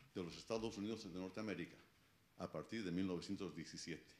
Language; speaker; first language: Spanish; native; Spanish